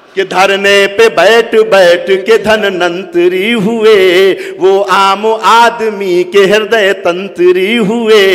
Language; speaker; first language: Hindi; native; Hindi